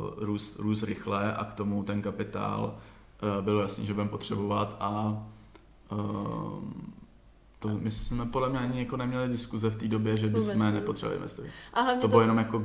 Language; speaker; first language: Czech; native; Czech